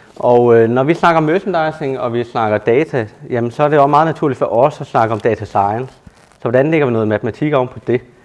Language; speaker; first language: Danish; native; Danish